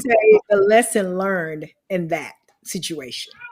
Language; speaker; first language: English; native; English